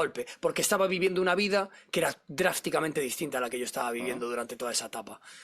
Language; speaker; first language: Spanish; native; Spanish